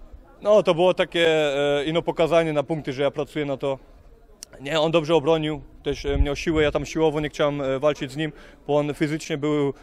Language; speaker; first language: Polish; early bilingual, heritage; Polish